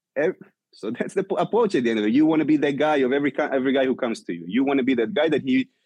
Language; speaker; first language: English; non-native, fluent; Hebrew